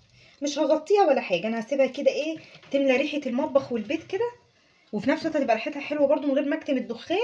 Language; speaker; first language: Arabic; native; Arabic